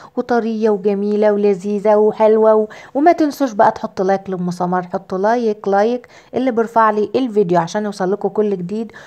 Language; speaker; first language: Arabic; native; Arabic